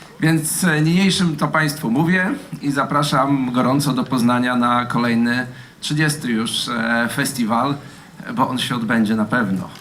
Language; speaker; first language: Polish; native; Polish